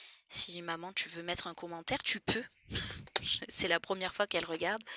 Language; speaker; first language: French; native; French